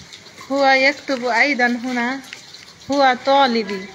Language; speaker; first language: Arabic; non-native, learner; Bangla